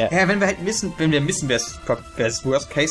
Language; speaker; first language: German; native; German